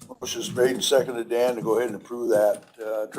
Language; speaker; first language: English; native; English